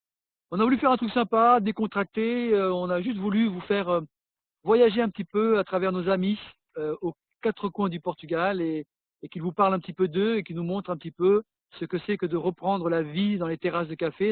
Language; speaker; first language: French; native; French